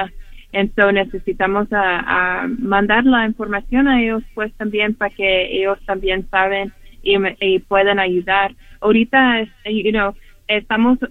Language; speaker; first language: Spanish; early bilingual, heritage; Spanish